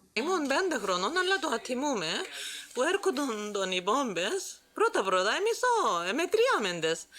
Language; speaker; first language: Greek; non-native, local second language; Turkish